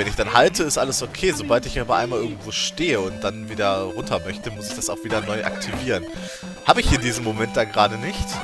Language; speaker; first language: German; native; German